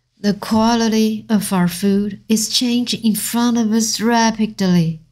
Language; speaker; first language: English; non-native, fluent; Chinese